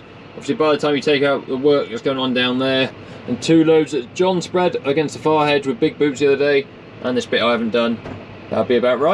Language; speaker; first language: English; native; English